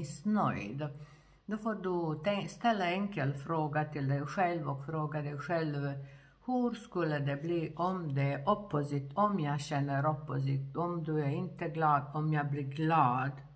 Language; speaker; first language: Swedish; non-native, fluent; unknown